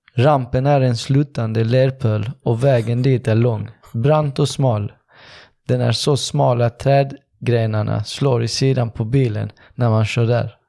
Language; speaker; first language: Swedish; early bilingual, other home language; Persian